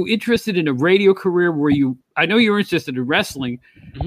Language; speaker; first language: English; native; English